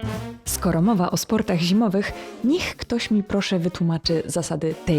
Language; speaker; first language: Polish; native; Polish